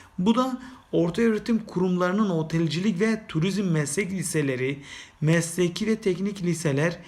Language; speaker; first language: Turkish; native; Turkish